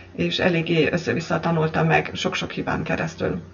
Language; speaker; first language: Hungarian; non-native, fluent; German